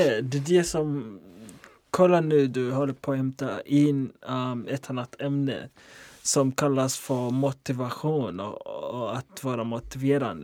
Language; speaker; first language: Swedish; non-native, local second language; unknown